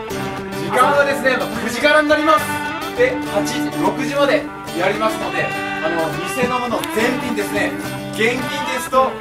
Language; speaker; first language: Japanese; native; Japanese